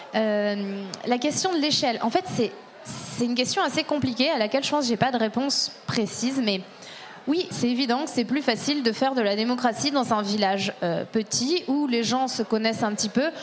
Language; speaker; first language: French; native; French